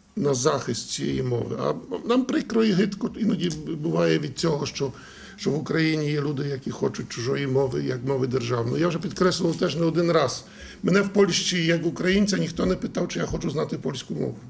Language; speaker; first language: Ukrainian; early bilingual, heritage; Ukrainian